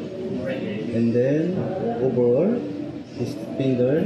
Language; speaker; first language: English; non-native, learner; Korean